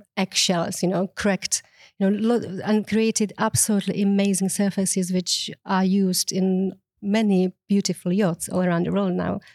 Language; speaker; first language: English; non-native, fluent; Czech